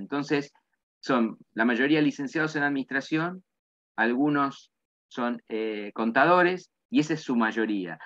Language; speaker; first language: Spanish; native; Spanish